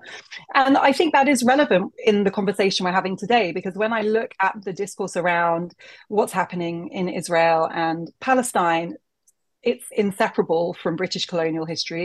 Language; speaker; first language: English; native; English